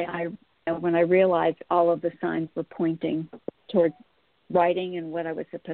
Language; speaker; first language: English; native; English